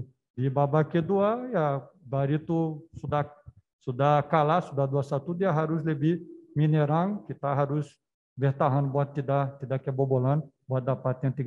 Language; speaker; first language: Indonesian; non-native, fluent; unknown